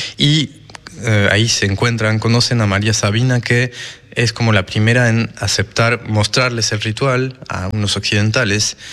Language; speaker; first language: Spanish; non-native, fluent; French